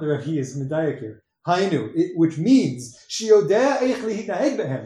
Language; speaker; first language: English; native; English